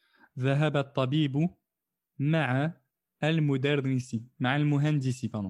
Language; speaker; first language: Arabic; non-native, fluent; French